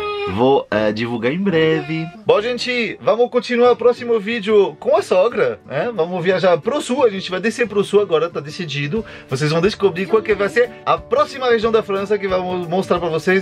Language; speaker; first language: Portuguese; non-native, fluent; French